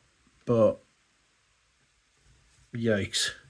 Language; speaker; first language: English; native; English